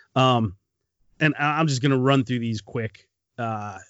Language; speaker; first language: English; native; English